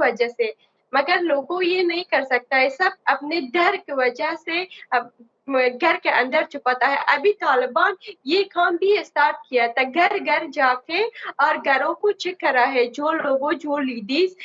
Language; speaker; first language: Hindi; non-native, learner; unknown